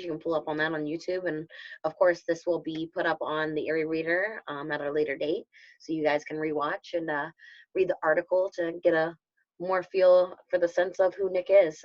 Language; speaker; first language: English; native; English